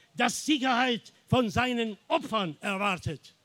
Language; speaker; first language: German; non-native, fluent; Arabic